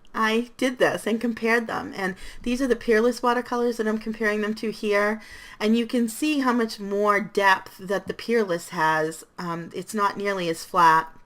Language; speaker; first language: English; native; English